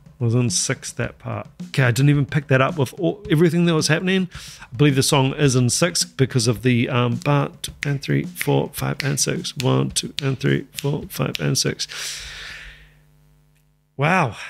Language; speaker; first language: English; native; English